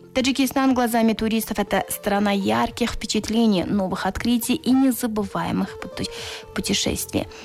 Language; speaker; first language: Russian; non-native, local second language; Tajik